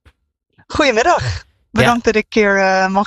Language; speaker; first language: Dutch; non-native, fluent; English